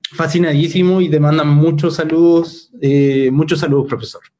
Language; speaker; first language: Spanish; native; Spanish